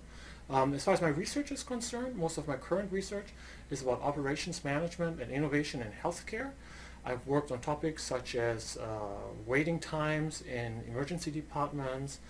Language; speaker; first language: English; non-native, fluent; German